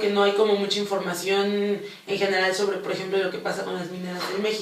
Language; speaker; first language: Spanish; native; Spanish